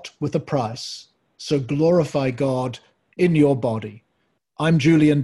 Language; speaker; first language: English; native; English